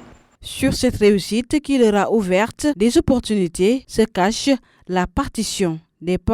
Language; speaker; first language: French; native; French